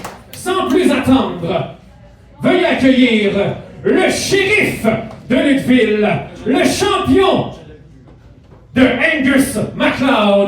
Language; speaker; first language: French; native; French